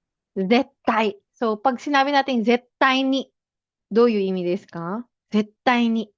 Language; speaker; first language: Japanese; non-native, fluent; Filipino